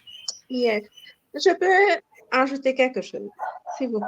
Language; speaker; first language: French; non-native, local second language; Morisyen